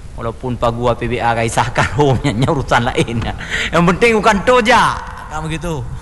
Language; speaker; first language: Indonesian; non-native, local second language; Achinese